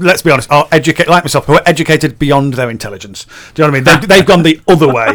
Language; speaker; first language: English; native; English